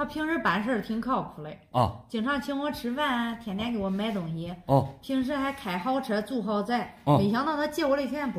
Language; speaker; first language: Chinese; native; Chinese